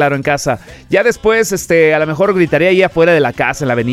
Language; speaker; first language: Spanish; native; Spanish